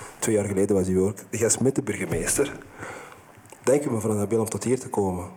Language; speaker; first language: Dutch; non-native, fluent; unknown